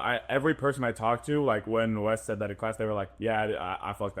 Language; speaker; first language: English; native; English